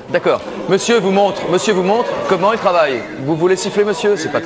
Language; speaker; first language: French; native; French